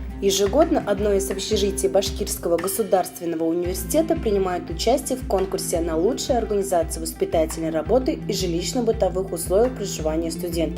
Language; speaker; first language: Russian; native; Russian